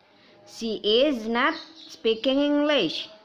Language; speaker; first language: English; non-native, fluent; Indonesian